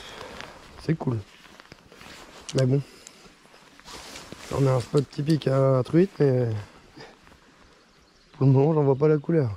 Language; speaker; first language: French; native; French